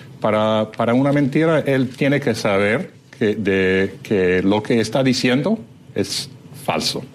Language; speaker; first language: Spanish; non-native, fluent; English